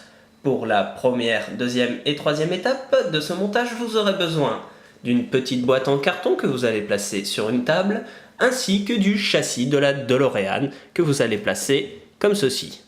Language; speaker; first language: French; native; French